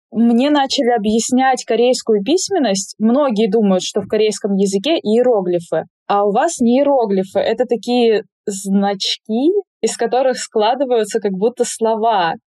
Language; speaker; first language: Russian; native; Russian